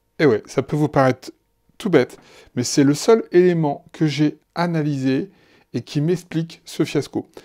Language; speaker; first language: French; native; French